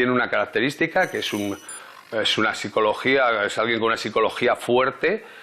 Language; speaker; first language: Spanish; native; Spanish